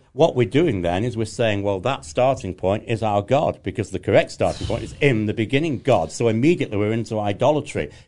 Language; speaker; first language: English; native; English